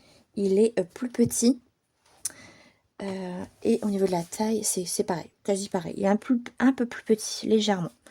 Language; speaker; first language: French; native; French